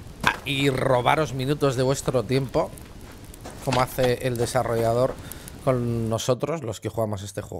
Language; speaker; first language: Spanish; native; Spanish